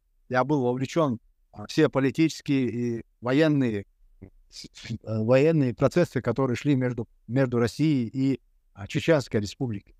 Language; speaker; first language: Russian; non-native, local second language; Chechen